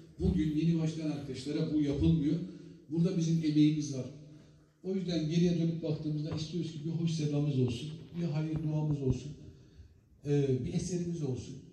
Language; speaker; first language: Turkish; native; Turkish